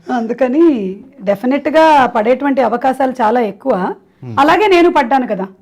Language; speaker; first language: Telugu; non-native, local second language; Malayalam